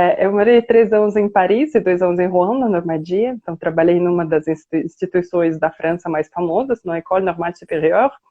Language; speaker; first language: Portuguese; non-native, fluent; Russian